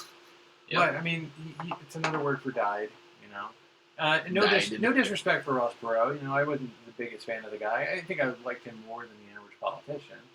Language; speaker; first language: English; native; English